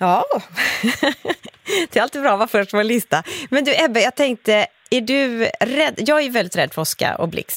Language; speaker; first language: Swedish; native; Swedish